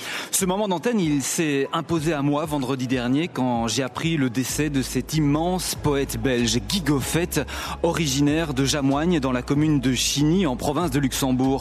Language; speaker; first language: French; native; French